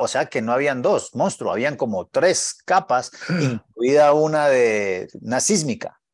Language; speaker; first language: Spanish; native; Spanish